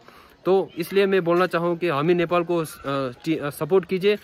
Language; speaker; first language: Hindi; non-native, fluent; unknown